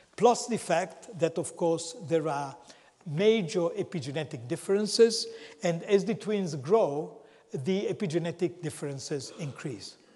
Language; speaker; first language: English; non-native, fluent; Italian